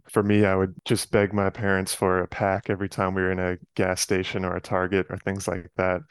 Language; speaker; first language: English; native; English